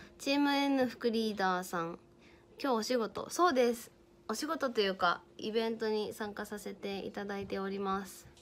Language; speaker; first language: Japanese; native; Japanese